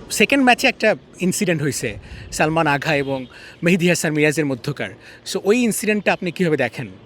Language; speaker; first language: Bangla; native; Bangla